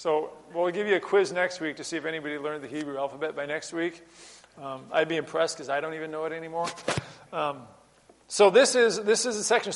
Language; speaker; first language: English; native; English